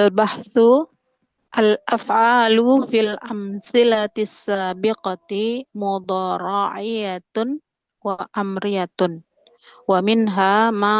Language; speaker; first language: Arabic; non-native, learner; Indonesian